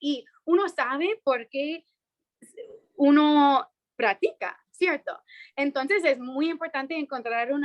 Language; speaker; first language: Spanish; non-native, fluent; English